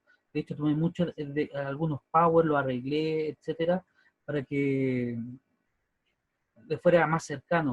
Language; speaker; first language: Spanish; native; Spanish